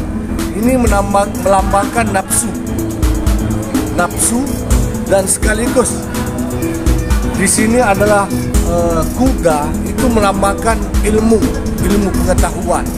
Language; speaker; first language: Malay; non-native, local second language; Sasak